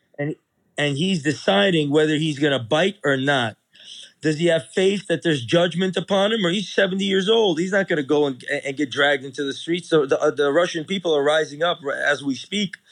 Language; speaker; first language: English; early bilingual, other home language; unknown